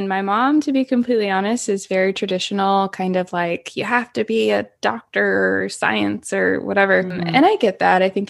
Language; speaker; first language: English; native; English